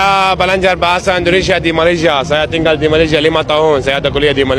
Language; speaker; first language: Indonesian; non-native, learner; Arabic